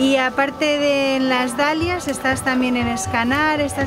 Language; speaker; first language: Spanish; native; Spanish